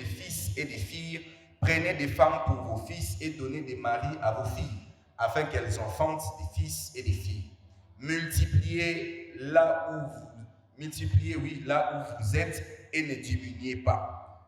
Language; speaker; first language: French; non-native, local second language; Lingala